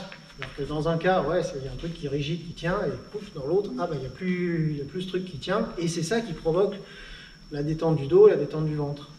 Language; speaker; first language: French; native; French